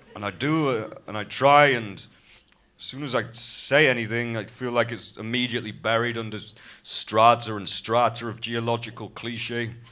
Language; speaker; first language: English; native; English